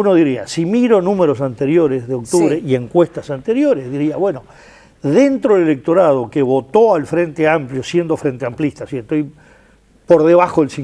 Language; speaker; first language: Spanish; native; Spanish